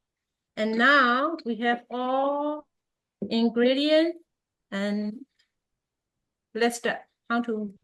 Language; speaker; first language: English; non-native, learner; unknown